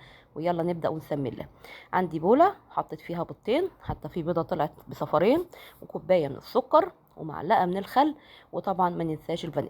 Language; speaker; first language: Arabic; native; Arabic